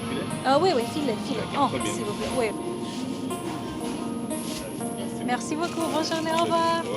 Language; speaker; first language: French; non-native, learner; Romanian